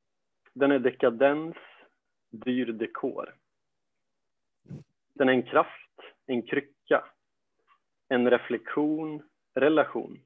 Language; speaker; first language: Swedish; native; Swedish